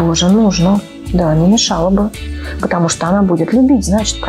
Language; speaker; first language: Russian; native; Russian